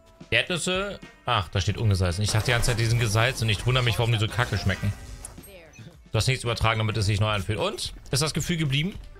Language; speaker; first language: German; native; German